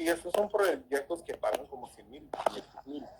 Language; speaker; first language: Spanish; early bilingual, heritage; English